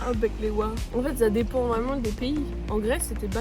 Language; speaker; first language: French; native; French